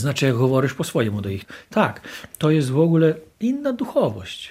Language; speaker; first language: Polish; non-native, local second language; Ukrainian